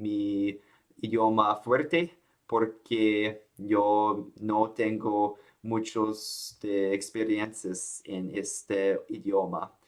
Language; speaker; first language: Spanish; non-native, learner; Chinese